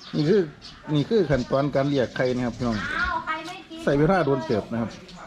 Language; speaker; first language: Thai; non-native, local second language; Northeastern Thai